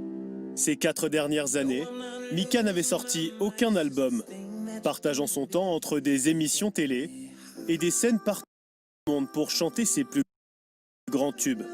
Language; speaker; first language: French; native; French